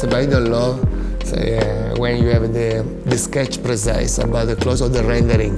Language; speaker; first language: English; non-native, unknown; Italian